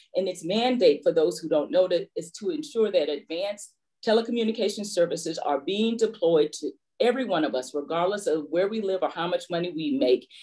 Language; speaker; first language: English; native; English